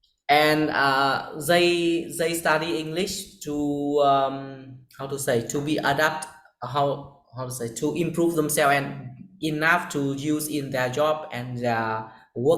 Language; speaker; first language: English; non-native, learner; Vietnamese